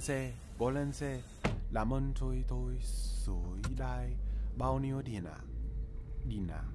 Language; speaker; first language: Vietnamese; non-native, learner; English